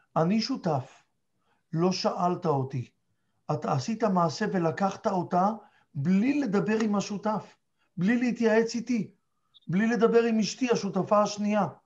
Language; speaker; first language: Hebrew; native; Hebrew